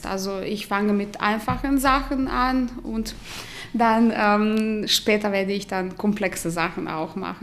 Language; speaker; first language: German; non-native, fluent; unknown